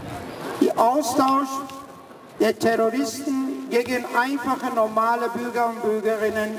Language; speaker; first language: German; early bilingual, other home language; Persian